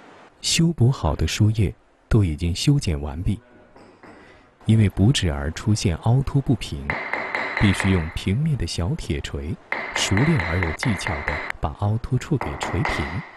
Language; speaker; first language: Chinese; native; Chinese